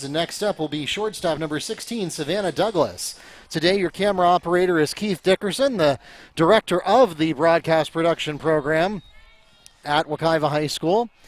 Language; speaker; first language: English; native; English